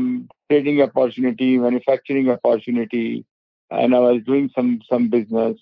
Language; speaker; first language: English; non-native, local second language; Hindi